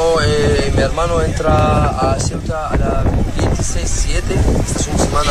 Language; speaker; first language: Spanish; non-native, learner; Arabic